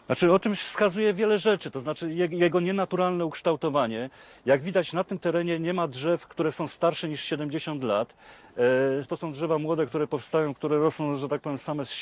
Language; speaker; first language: Polish; native; Polish